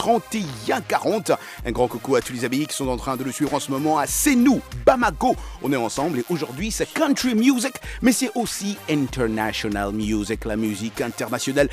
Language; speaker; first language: French; non-native, local second language; Lingala